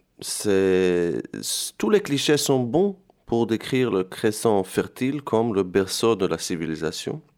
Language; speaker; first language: French; non-native, fluent; Hebrew